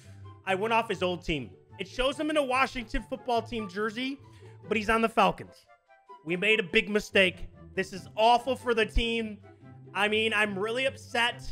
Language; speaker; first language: English; native; English